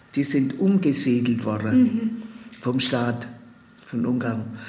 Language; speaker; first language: German; native; German